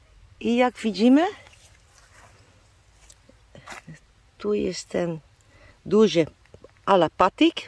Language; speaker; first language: Polish; non-native, learner; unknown